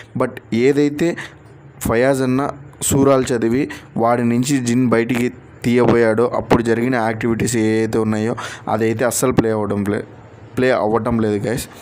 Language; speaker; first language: Telugu; native; Telugu